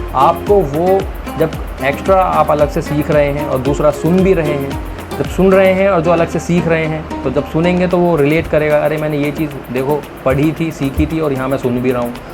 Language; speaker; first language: Hindi; native; Hindi